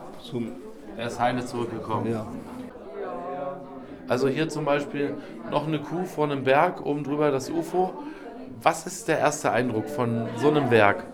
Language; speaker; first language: German; native; German